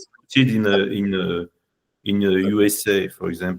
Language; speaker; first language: English; non-native, learner; French